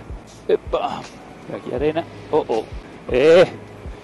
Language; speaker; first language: Spanish; native; Spanish